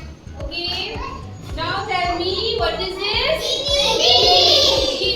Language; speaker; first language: English; non-native, local second language; Hindi